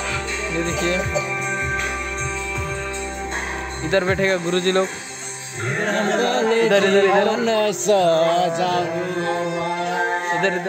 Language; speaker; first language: Hindi; non-native, local second language; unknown